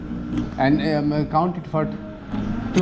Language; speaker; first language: English; non-native, learner; Bangla